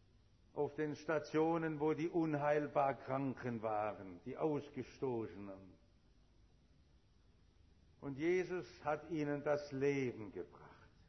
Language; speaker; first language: German; native; German